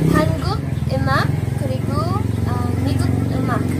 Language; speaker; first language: Korean; non-native, learner; Cebuano